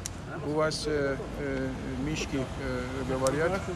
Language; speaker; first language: Russian; non-native, learner; Hungarian